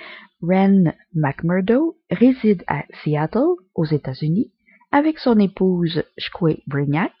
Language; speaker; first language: French; native; French